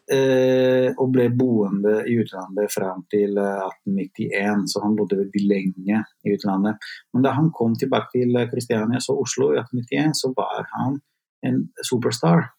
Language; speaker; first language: Norwegian; non-native, fluent; Italian